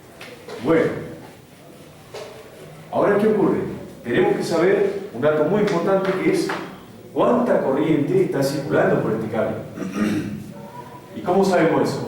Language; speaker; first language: Spanish; native; Spanish